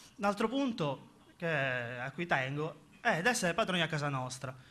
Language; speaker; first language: Italian; native; Italian